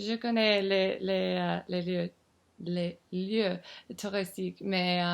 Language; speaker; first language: French; non-native, learner; English